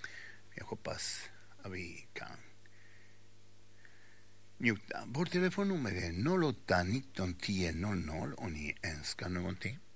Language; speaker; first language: Swedish; non-native, learner; Spanish